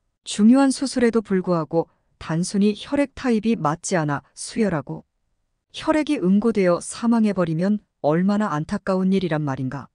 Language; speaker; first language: Korean; native; Korean